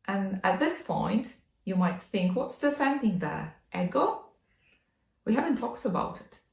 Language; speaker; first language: English; non-native, fluent; Polish